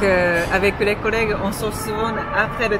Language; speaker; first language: French; non-native, fluent; Japanese